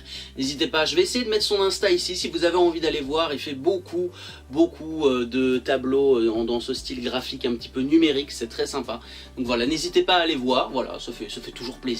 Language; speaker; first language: French; native; French